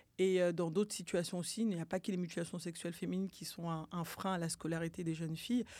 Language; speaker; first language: French; early bilingual, other home language; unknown